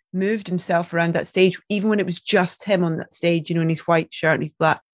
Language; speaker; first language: English; native; English